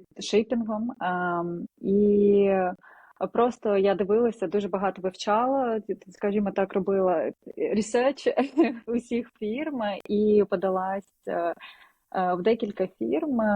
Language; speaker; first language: Ukrainian; non-native, local second language; Russian